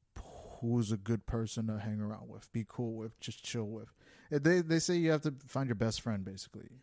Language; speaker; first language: English; early bilingual, other home language; Spanish